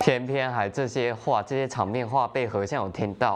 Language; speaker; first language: Chinese; native; Chinese